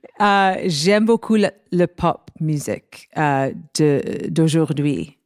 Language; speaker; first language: French; non-native, learner; English